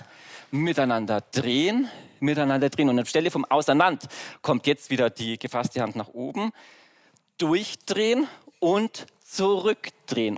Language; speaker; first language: German; native; German